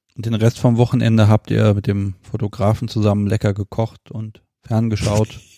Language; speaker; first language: German; native; German